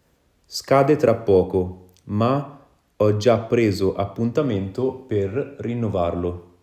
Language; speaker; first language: Italian; non-native, fluent; Wolof